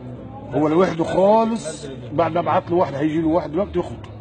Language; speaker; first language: Arabic; native; Arabic